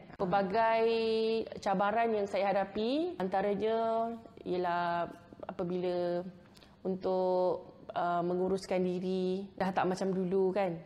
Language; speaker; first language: Malay; native; Malay